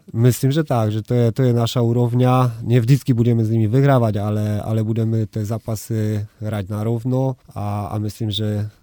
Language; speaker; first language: Czech; non-native, learner; Polish